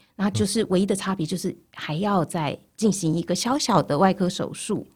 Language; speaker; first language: Chinese; early bilingual, other home language; Portuguese